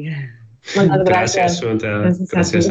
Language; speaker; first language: Catalan; non-native, learner; English